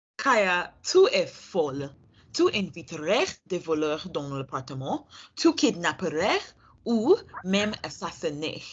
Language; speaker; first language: French; non-native, learner; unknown